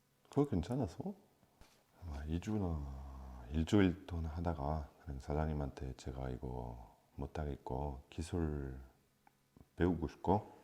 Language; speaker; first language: Korean; non-native, fluent; French